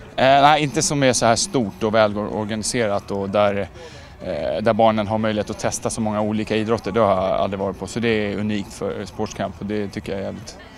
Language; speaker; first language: Swedish; early bilingual, other home language; Czech